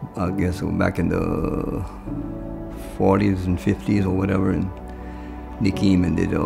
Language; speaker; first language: English; early bilingual, other home language; French